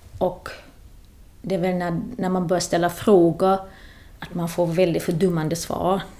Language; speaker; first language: Swedish; non-native, fluent; German